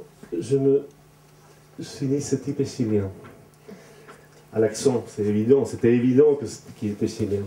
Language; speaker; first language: French; non-native, fluent; Spanish